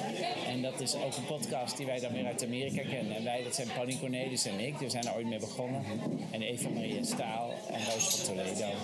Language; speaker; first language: Dutch; native; Dutch